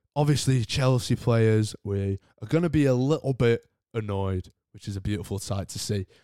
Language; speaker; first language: English; native; English